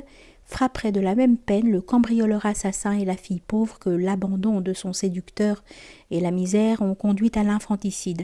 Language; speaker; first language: French; native; French